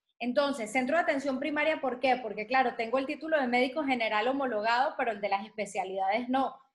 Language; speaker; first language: Spanish; native; Spanish